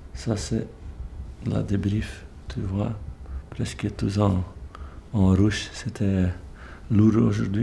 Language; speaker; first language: French; non-native, local second language; Dutch